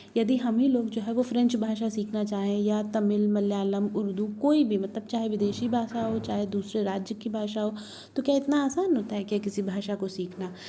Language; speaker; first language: Hindi; native; Hindi